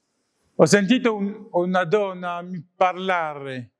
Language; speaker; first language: Italian; non-native, learner; French